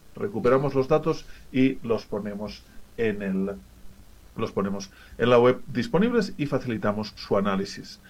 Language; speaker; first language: Spanish; native; Spanish